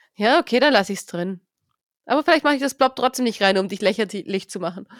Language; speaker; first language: German; native; German